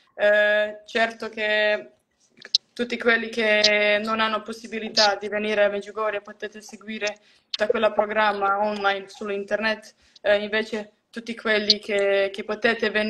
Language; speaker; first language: Italian; non-native, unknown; Croatian